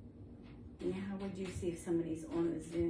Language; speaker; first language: English; native; English